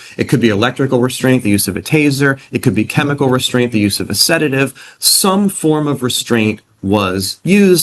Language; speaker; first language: English; native; English